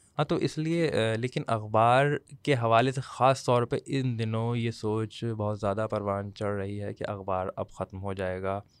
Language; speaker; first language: Urdu; native; Urdu